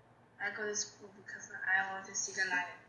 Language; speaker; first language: English; non-native, learner; Chinese